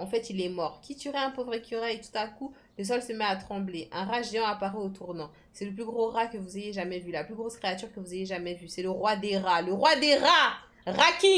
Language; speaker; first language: French; native; French